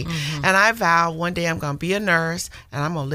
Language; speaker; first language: English; native; English